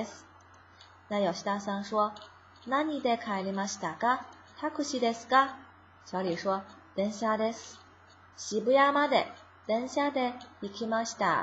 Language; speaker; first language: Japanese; non-native, fluent; Chinese